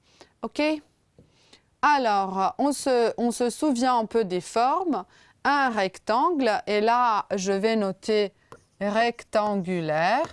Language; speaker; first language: French; non-native, fluent; Romanian